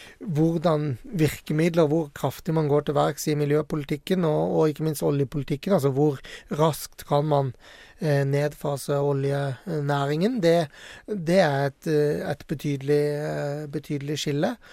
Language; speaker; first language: Norwegian; native; Norwegian